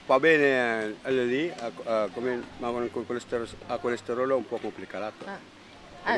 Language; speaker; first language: Italian; non-native, learner; Filipino